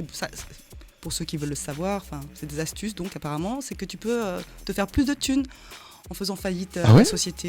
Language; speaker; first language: French; early bilingual, other home language; Khmer